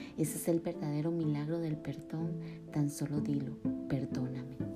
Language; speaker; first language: Spanish; native; Spanish